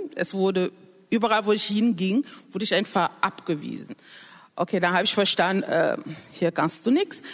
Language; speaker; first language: German; non-native, fluent; French